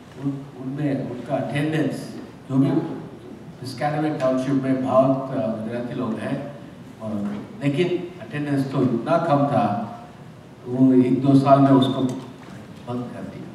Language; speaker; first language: Hindi; non-native, local second language; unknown